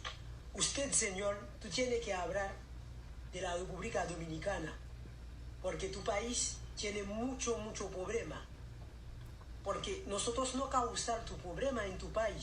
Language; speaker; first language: Spanish; non-native, learner; Haitian Creole